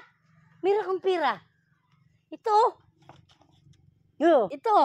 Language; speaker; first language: Filipino; non-native, local second language; Cebuano